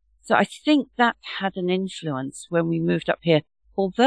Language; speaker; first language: English; native; English